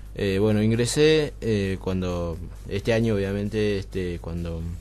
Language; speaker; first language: Spanish; native; Spanish